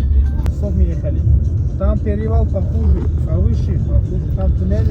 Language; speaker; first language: Russian; non-native, local second language; Tajik